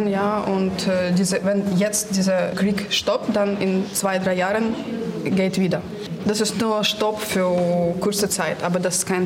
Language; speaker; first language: German; non-native, learner; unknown